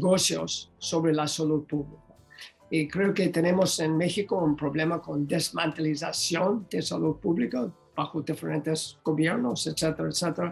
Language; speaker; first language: Spanish; non-native, learner; English